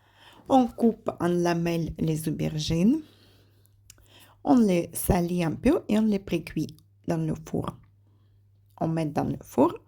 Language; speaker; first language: French; non-native, fluent; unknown